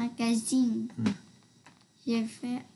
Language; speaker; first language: French; non-native, learner; English